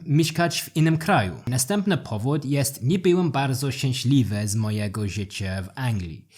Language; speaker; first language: Polish; non-native, learner; English